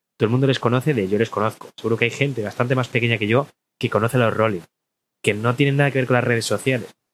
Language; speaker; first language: Spanish; native; Spanish